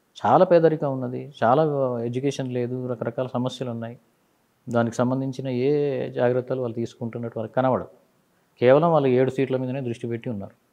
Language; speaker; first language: Telugu; non-native, local second language; Urdu